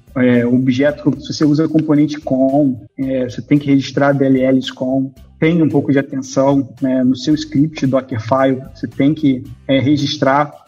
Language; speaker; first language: Portuguese; native; Portuguese